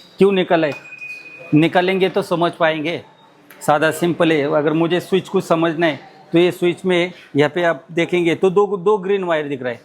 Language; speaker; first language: Hindi; non-native, local second language; Marathi